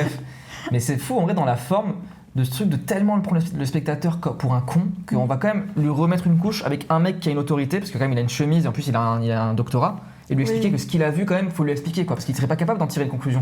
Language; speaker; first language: French; native; French